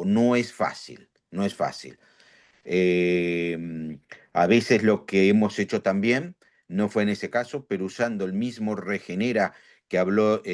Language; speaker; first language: Spanish; native; Spanish